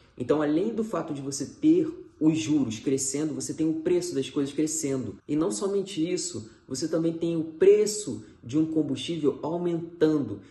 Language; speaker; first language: Portuguese; native; Portuguese